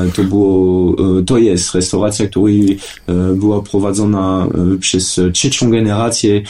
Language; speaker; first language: Polish; non-native, fluent; French